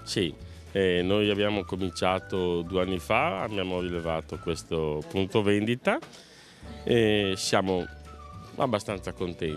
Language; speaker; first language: Italian; native; Italian